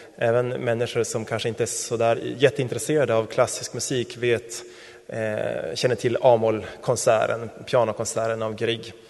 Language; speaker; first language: Swedish; native; Swedish